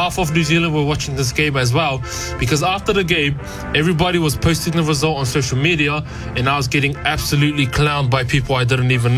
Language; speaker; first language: English; native; English